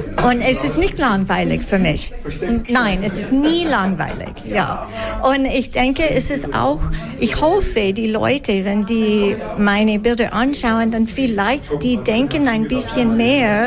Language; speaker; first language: German; non-native, learner; English